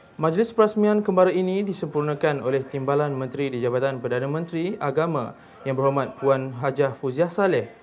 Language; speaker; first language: Malay; native; Malay